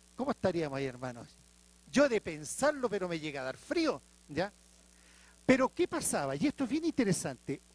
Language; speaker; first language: Spanish; native; Spanish